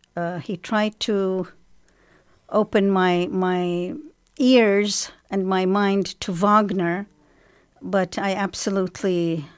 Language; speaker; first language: English; non-native, fluent; Arabic